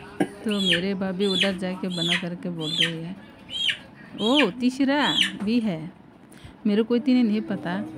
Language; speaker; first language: Hindi; non-native, local second language; Kok Borok